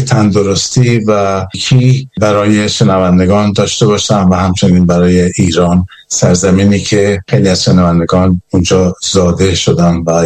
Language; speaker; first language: Persian; native; Persian